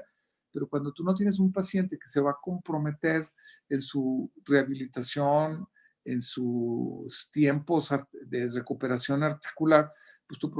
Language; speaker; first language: Spanish; native; Spanish